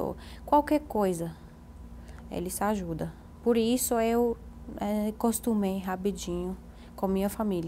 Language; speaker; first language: Portuguese; non-native, learner; Arabic